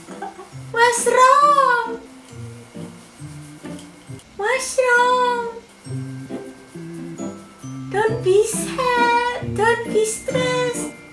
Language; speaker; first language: English; non-native, learner; Javanese